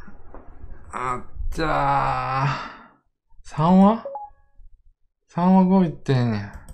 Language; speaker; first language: Japanese; native; Japanese